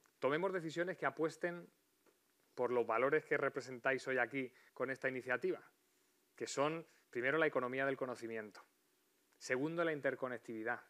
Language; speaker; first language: Spanish; native; Spanish